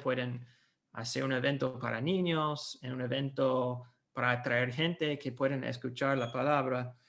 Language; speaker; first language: Spanish; non-native, fluent; English